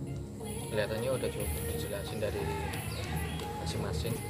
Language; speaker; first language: Indonesian; native; Indonesian